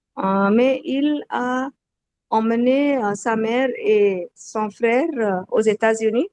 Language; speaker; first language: French; non-native, learner; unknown